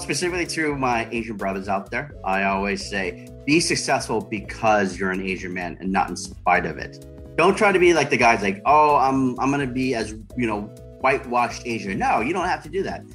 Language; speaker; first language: English; native; English